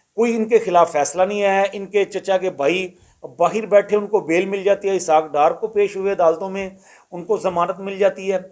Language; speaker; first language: Urdu; non-native, local second language; Punjabi